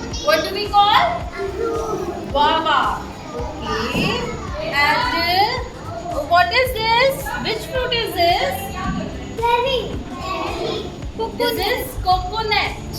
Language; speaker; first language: English; non-native, local second language; Hindi